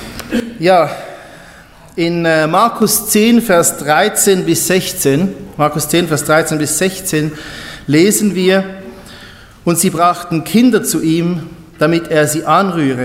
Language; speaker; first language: German; native; German